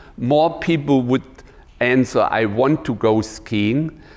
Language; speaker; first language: English; non-native, fluent; German